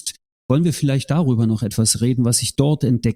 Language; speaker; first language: German; native; German